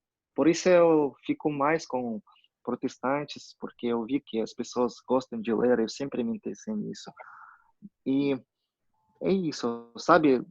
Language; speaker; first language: Portuguese; non-native, fluent; Russian